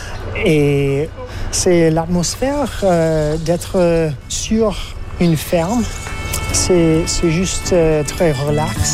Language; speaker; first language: French; non-native, fluent; English